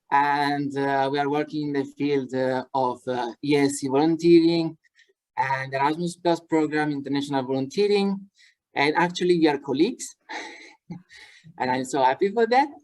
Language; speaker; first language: English; non-native, fluent; Italian